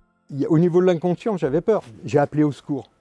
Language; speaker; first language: French; native; French